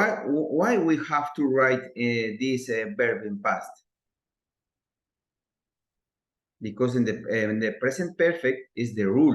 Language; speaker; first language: English; non-native, learner; Spanish